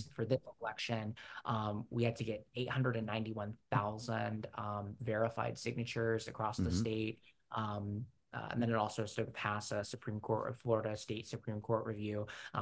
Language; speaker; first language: English; native; English